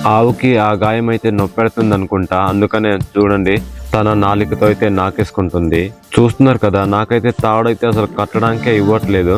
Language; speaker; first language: Telugu; non-native, local second language; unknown